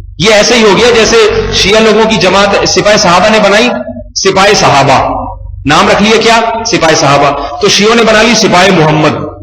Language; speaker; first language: Urdu; native; Urdu